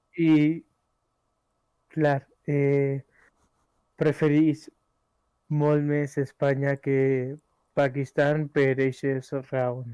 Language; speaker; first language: Catalan; early bilingual, other home language; Urdu